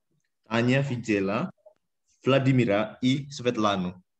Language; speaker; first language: Russian; non-native, learner; Indonesian